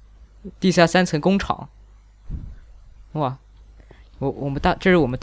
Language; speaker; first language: Chinese; native; Chinese